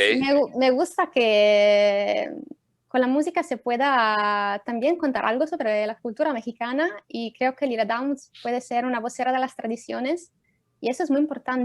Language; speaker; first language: Spanish; non-native, fluent; Italian